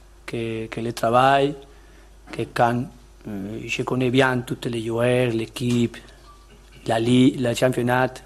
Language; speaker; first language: French; non-native, learner; Spanish